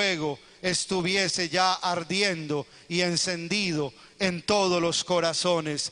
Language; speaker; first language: Spanish; native; Spanish